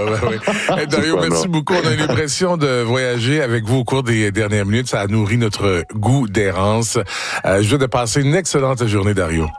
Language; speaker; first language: French; native; French